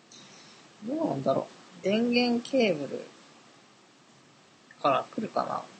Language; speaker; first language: Japanese; native; Japanese